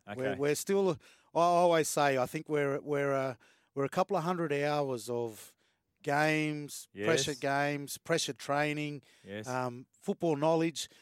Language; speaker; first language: English; native; English